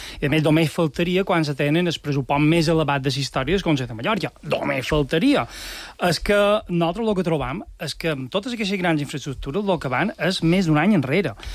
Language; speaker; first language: Catalan; native; Catalan